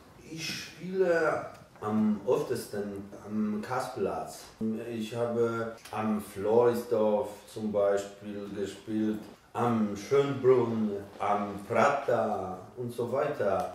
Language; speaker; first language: German; non-native, learner; Polish